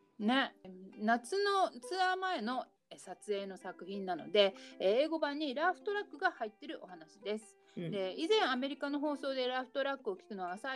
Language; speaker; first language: Japanese; native; Japanese